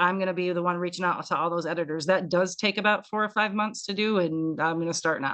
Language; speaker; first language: English; native; English